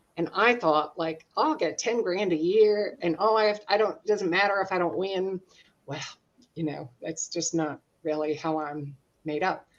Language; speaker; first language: English; native; English